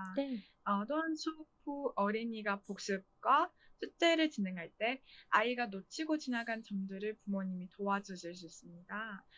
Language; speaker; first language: Korean; non-native, fluent; Chinese